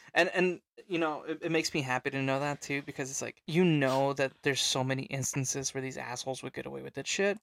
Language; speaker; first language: English; native; English